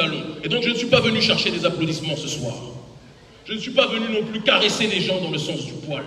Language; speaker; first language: French; native; French